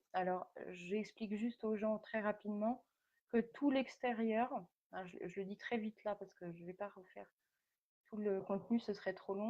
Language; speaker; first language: French; native; French